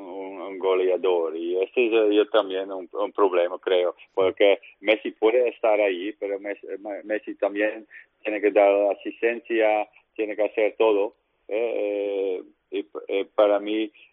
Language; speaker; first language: Spanish; non-native, learner; Dutch